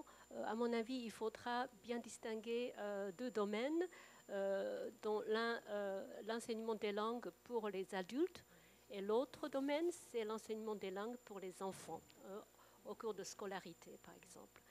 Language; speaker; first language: French; non-native, fluent; Japanese